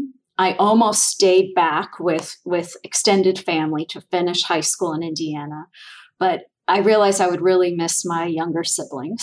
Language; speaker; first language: English; native; English